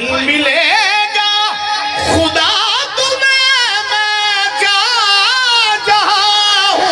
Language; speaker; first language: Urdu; non-native, local second language; Punjabi